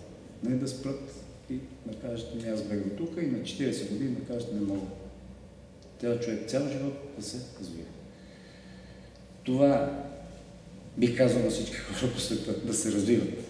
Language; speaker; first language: Bulgarian; native; Bulgarian